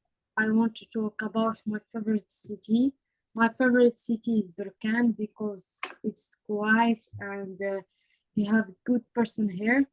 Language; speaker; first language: English; non-native, learner; Arabic